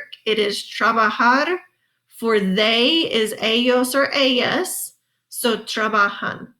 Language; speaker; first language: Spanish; non-native, fluent; English